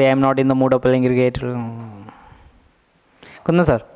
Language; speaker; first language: English; non-native, fluent; Hindi